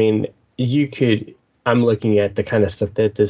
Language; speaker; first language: English; native; English